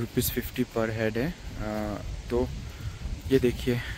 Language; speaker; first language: Hindi; non-native, local second language; Assamese